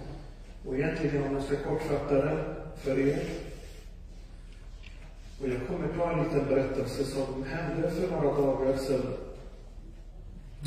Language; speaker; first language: Swedish; non-native, fluent; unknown